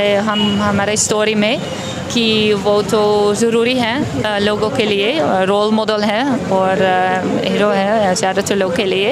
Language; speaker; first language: Hindi; non-native, learner; Dutch